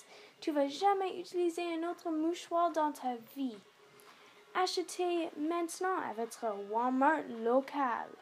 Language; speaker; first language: French; non-native, local second language; English